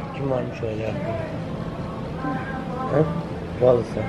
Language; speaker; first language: Turkish; native; Turkish